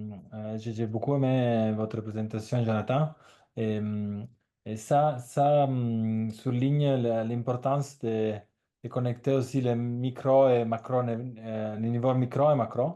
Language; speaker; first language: French; non-native, learner; Italian